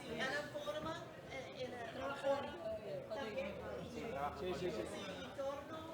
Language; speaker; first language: Spanish; non-native, learner; English